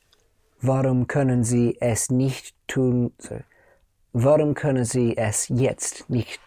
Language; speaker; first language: German; non-native, learner; English